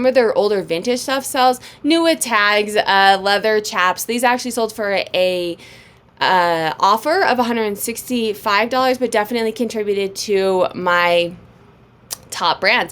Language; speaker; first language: English; native; English